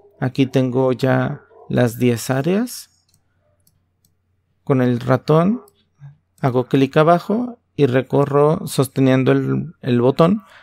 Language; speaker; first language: Spanish; native; Spanish